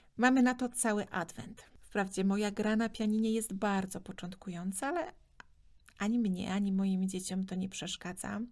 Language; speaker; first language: Polish; native; Polish